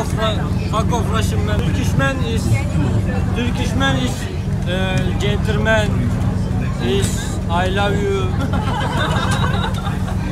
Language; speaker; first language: English; non-native, learner; Turkish